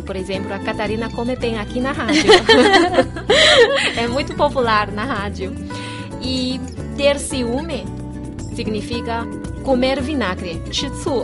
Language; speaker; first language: Portuguese; non-native, fluent; Chinese